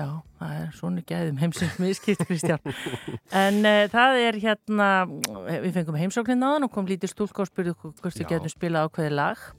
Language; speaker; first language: Icelandic; native; Icelandic